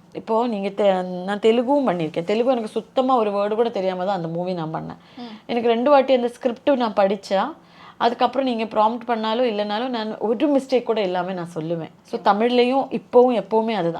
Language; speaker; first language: Tamil; non-native, local second language; Malayalam